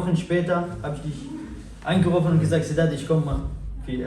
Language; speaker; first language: German; non-native, fluent; Arabic